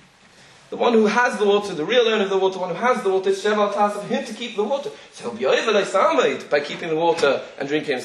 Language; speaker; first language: English; native; English